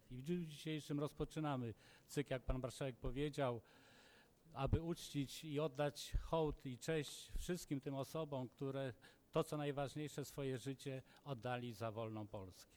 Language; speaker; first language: Polish; native; Polish